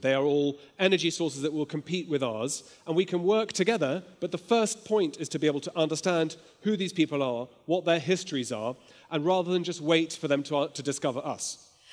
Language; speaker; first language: English; native; English